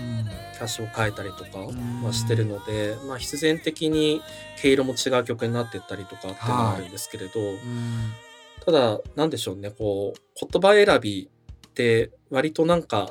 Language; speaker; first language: Japanese; native; Japanese